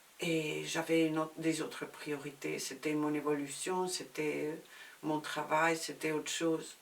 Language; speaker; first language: French; non-native, fluent; Spanish